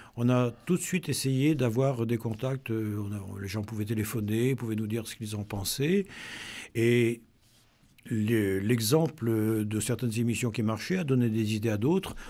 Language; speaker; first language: French; native; French